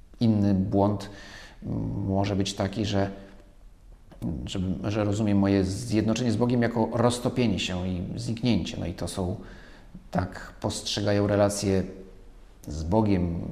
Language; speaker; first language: Polish; native; Polish